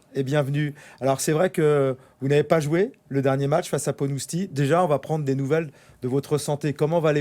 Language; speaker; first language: French; native; French